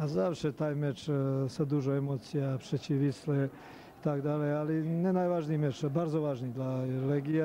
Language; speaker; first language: Polish; non-native, learner; Serbian